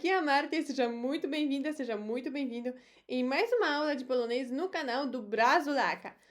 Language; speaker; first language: Portuguese; non-native, fluent; Polish